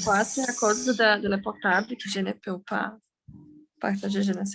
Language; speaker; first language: French; non-native, learner; Portuguese